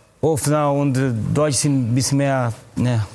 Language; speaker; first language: German; non-native, fluent; Portuguese